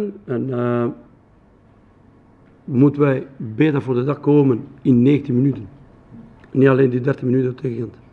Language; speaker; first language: Dutch; non-native, learner; Albanian